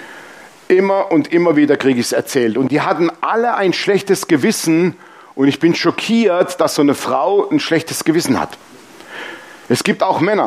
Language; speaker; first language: German; native; German